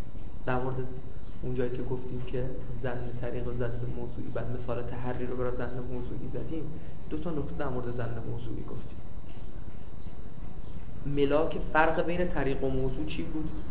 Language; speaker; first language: Persian; native; Persian